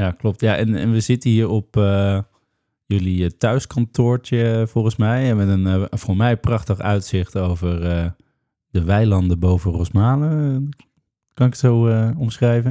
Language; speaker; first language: Dutch; native; Dutch